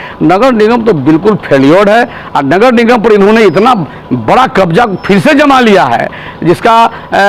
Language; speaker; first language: Hindi; native; Hindi